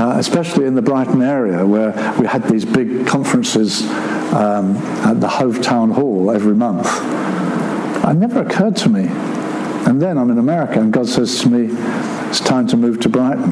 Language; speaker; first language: English; native; English